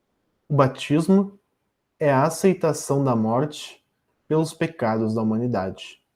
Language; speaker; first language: Portuguese; native; Portuguese